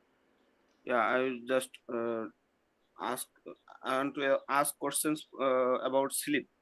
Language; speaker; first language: English; non-native, learner; Bangla